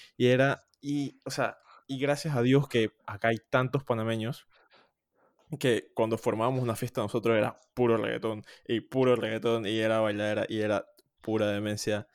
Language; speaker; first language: Spanish; native; Spanish